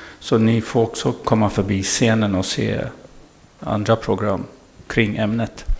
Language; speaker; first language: Swedish; non-native, fluent; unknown